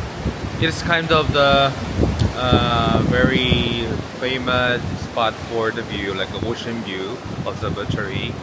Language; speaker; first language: English; non-native, learner; Korean